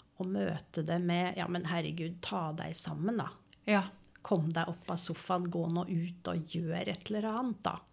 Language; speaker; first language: Norwegian; native; Norwegian